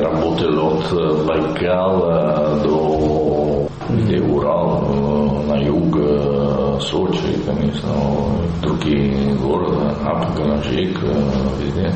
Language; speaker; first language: Russian; non-native, learner; Italian